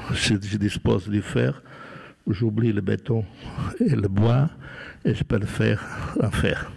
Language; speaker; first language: French; non-native, fluent; Portuguese